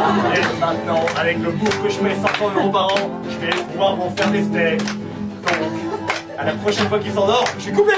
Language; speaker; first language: French; native; French